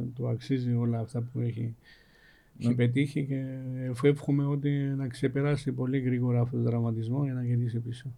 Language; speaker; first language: Greek; non-native, fluent; Georgian